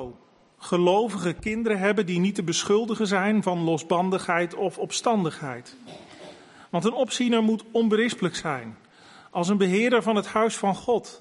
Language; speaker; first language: Dutch; native; Dutch